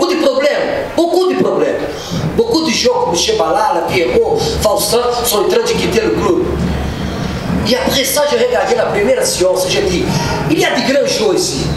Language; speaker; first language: French; non-native, fluent; Portuguese